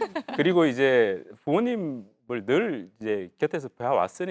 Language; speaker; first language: Korean; native; Korean